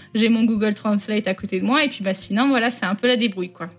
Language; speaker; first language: French; native; French